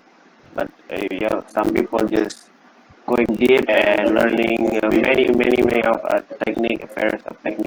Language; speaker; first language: English; non-native, learner; Indonesian